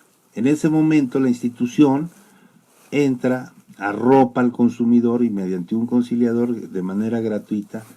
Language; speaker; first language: Spanish; native; Spanish